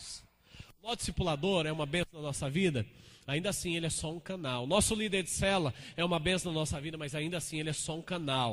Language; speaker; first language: Portuguese; native; Portuguese